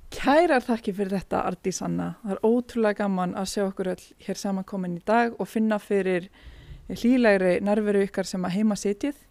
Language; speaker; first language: Icelandic; native; Icelandic